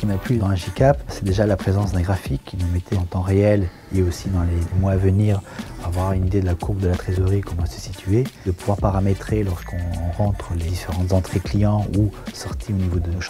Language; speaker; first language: French; native; French